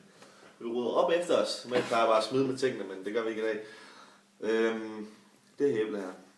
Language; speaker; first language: Danish; native; Danish